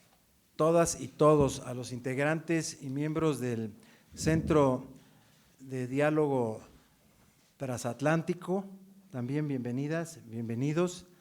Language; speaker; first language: Spanish; native; Spanish